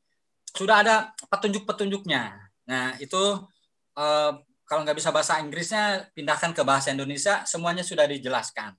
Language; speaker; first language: Indonesian; native; Indonesian